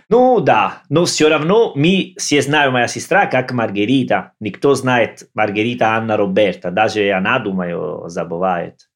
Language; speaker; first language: Russian; non-native, learner; Italian